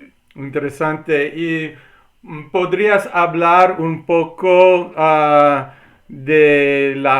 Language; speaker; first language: Spanish; non-native, learner; English